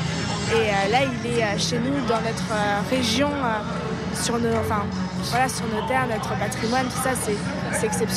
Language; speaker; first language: French; native; French